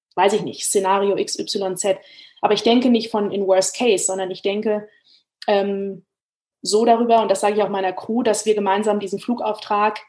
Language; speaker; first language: German; native; German